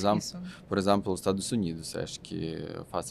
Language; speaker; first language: Portuguese; non-native, fluent; Russian